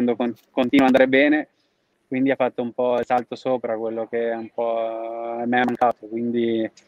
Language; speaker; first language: Italian; native; Italian